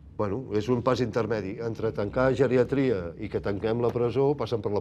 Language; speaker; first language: Catalan; native; Catalan